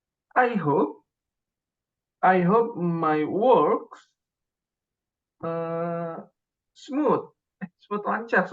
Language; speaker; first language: English; non-native, learner; Indonesian